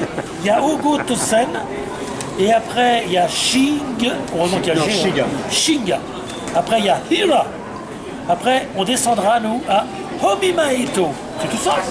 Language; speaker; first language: French; native; French